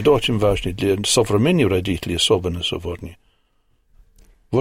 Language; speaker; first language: Russian; non-native, learner; English